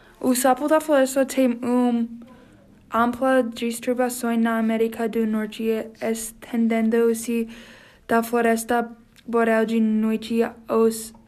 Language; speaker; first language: Portuguese; non-native, learner; English